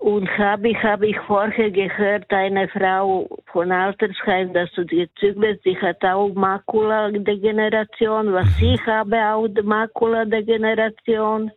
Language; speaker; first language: German; non-native, learner; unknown